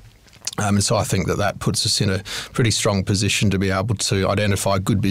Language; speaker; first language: English; native; English